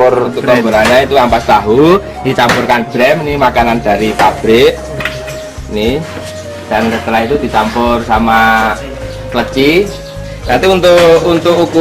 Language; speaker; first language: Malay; non-native, local second language; Javanese